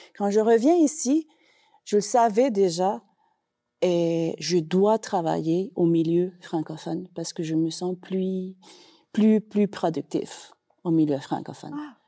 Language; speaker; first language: French; non-native, fluent; Spanish